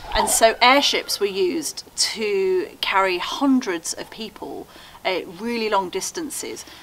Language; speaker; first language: English; native; English